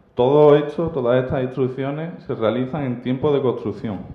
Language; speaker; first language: Spanish; native; Spanish